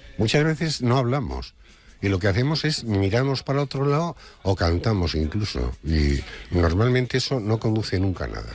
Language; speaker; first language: Spanish; native; Spanish